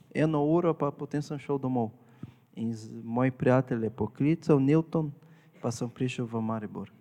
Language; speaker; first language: Slovenian; non-native, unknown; Portuguese